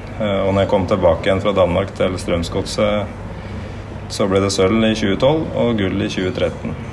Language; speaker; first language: Norwegian; native; Norwegian